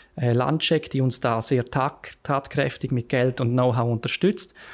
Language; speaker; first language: German; native; German